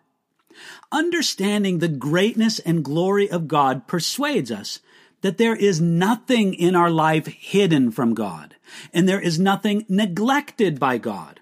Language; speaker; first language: English; native; English